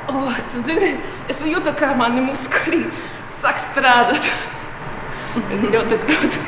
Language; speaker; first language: Latvian; non-native, learner; Russian